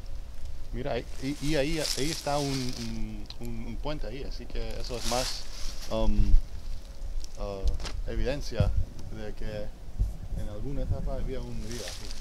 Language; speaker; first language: Spanish; non-native, fluent; English